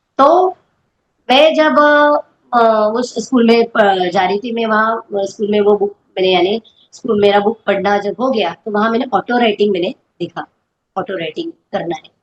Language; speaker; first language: Hindi; non-native, local second language; Marathi